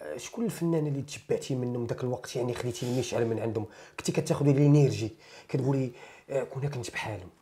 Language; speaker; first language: Arabic; native; Arabic